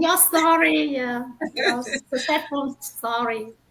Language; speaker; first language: English; non-native, learner; Vietnamese